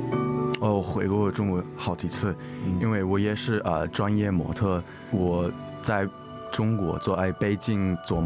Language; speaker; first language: Chinese; early bilingual, heritage; English